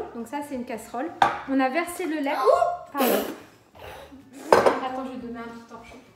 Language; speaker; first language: French; native; French